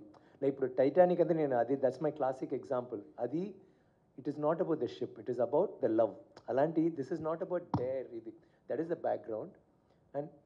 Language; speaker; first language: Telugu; non-native, learner; Tamil